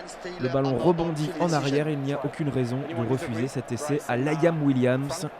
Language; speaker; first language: French; native; French